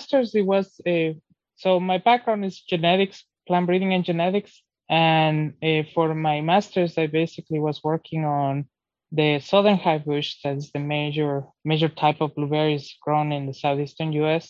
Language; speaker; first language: English; non-native, fluent; Spanish